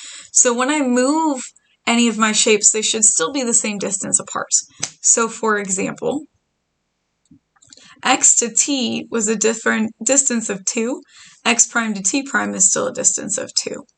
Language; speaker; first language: English; native; English